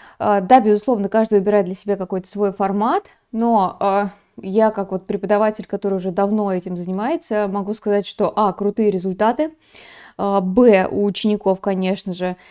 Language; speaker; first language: Russian; native; Russian